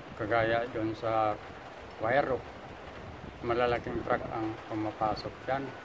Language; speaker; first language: Filipino; native; Filipino